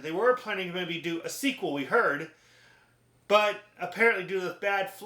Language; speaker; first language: English; native; English